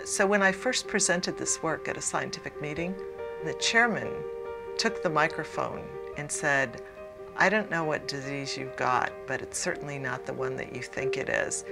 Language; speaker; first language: English; native; English